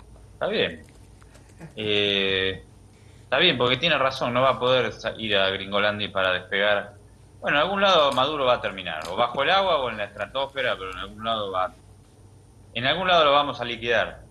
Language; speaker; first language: Spanish; native; Spanish